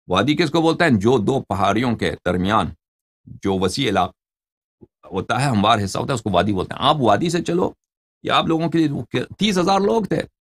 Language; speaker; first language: Urdu; non-native, fluent; Persian